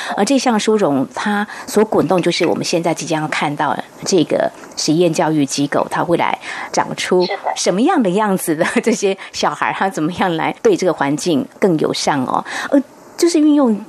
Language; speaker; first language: Chinese; native; Chinese